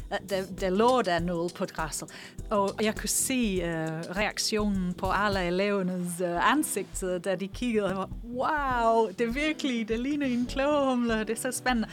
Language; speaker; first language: Danish; non-native, fluent; English